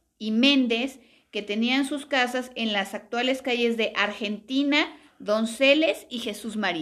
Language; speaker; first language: Spanish; native; Spanish